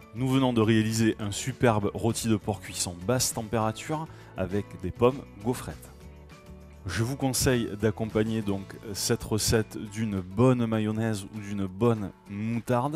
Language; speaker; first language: French; native; French